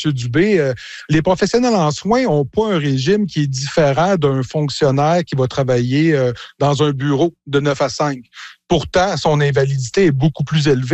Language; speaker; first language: French; native; French